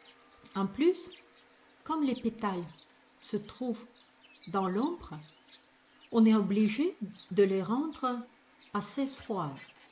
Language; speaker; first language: French; non-native, fluent; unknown